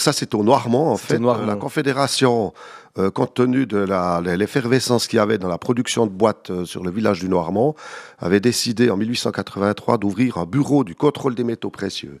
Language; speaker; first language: French; native; French